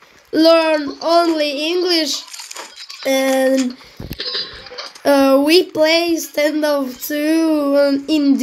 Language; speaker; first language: English; non-native, learner; Russian